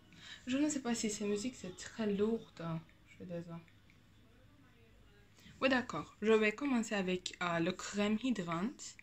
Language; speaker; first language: French; non-native, learner; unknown